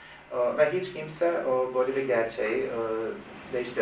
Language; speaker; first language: Turkish; non-native, fluent; Bosnian